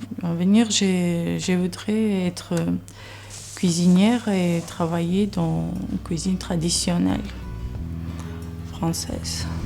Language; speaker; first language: French; non-native, fluent; Georgian